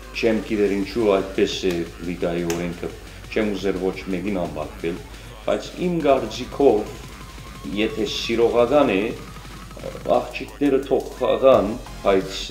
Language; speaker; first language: Armenian; early bilingual, heritage; Armenian